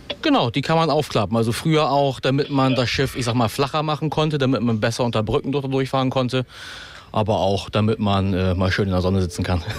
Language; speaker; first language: German; native; German